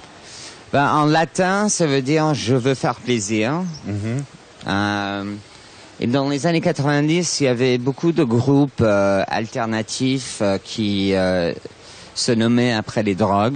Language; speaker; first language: French; non-native, fluent; English